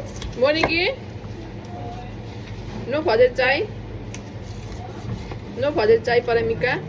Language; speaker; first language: Portuguese; non-native, learner; Nepali